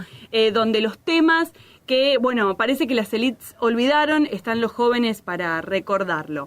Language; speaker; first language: Spanish; native; Spanish